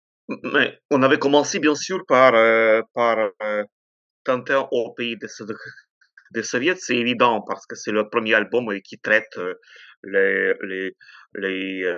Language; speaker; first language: French; non-native, fluent; Ukrainian